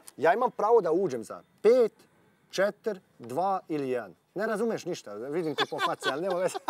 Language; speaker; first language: Croatian; early bilingual, heritage; Serbian